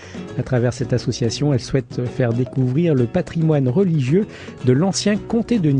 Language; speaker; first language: French; native; French